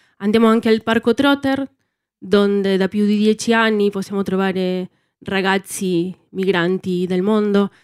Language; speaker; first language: Italian; non-native, fluent; Spanish